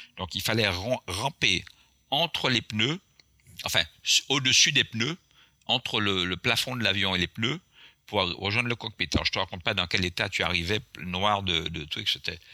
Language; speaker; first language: French; non-native, local second language; Guadeloupean Creole French